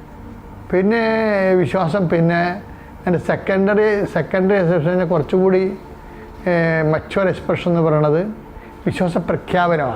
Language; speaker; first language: Malayalam; native; Malayalam